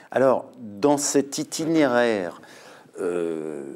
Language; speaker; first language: French; native; French